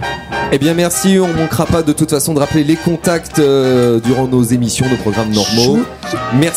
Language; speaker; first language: French; native; French